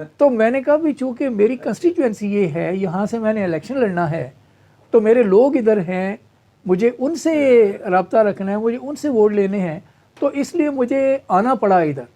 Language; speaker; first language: Urdu; non-native, local second language; Punjabi